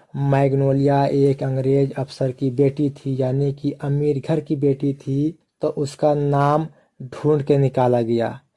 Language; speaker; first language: Hindi; native; Hindi